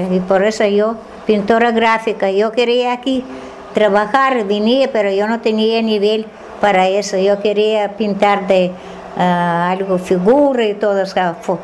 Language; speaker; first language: Spanish; non-native, learner; Russian